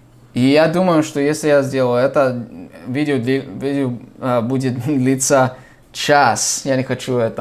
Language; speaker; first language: Russian; non-native, fluent; English